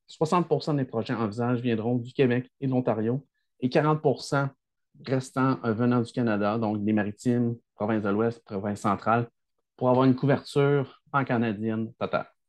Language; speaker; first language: French; native; French